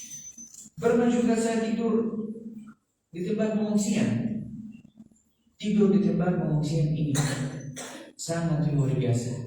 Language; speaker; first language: Indonesian; non-native, fluent; Arabic